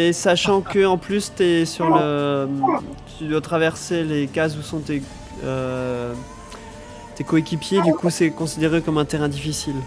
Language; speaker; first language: French; native; French